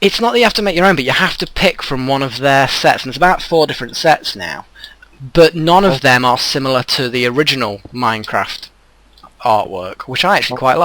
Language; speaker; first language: English; native; English